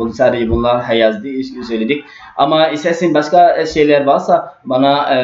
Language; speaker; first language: Turkish; non-native, learner; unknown